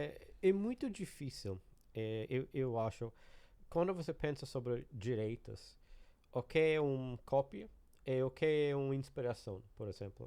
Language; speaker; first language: Portuguese; non-native, learner; English